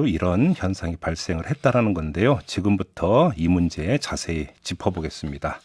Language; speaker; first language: Korean; native; Korean